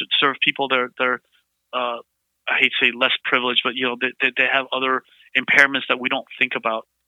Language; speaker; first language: English; early bilingual, other home language; Vietnamese